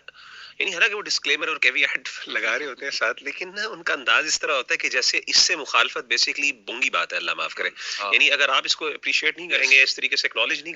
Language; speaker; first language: Urdu; native; Urdu